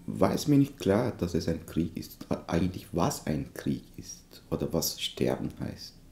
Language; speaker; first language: German; non-native, fluent; Turkish